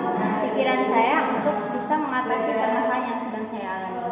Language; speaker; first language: Indonesian; native; Indonesian